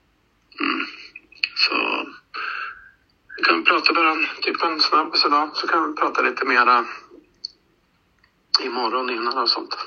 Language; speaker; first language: Swedish; native; Swedish